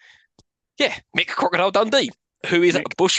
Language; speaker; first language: English; native; English